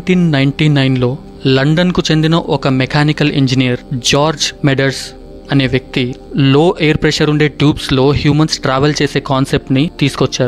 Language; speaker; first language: Telugu; native; Telugu